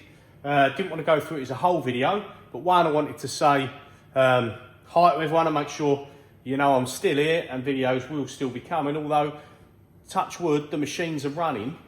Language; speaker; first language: English; native; English